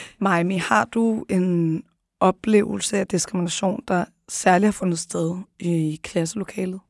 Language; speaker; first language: Danish; early bilingual, other home language; Arabic